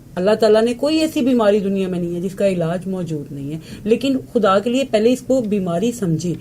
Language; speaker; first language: Urdu; native; Urdu